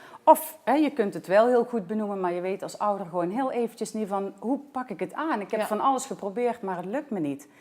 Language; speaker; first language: Dutch; native; Dutch